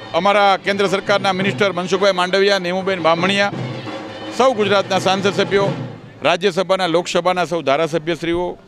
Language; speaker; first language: Gujarati; native; Gujarati